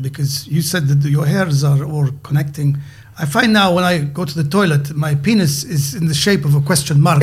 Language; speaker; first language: English; native; English